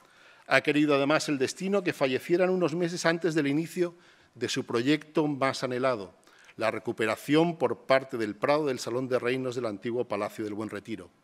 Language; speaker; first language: Spanish; native; Spanish